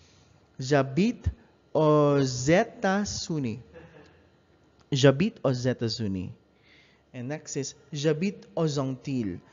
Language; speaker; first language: French; non-native, learner; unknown